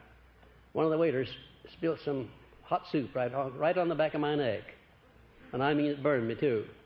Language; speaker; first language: English; native; English